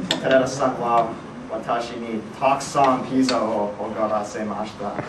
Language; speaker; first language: Japanese; non-native, learner; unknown